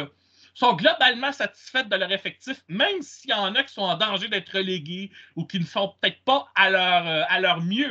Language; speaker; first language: French; native; French